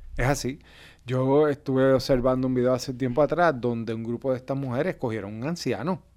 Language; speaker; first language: Spanish; native; Spanish